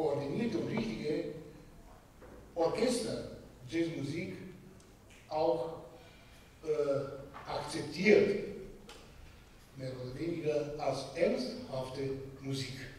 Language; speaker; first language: German; non-native, fluent; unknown